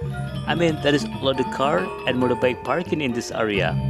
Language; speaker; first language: English; non-native, learner; Indonesian